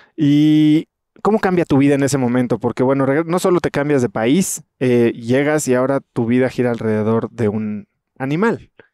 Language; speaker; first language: Spanish; native; Spanish